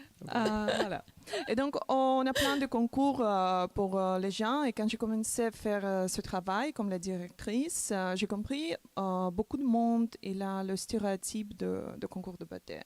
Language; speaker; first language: French; non-native, learner; Macedonian